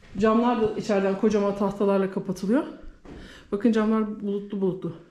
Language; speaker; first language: Turkish; native; Turkish